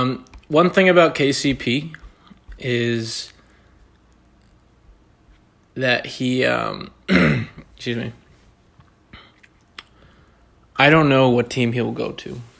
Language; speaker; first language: English; native; English